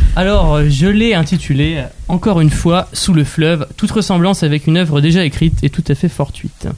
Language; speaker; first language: French; native; French